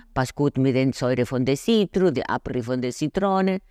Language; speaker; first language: German; non-native, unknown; Spanish